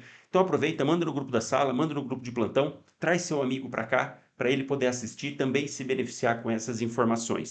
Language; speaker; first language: Portuguese; native; Portuguese